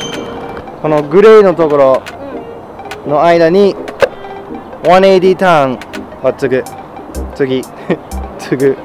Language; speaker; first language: Japanese; non-native, fluent; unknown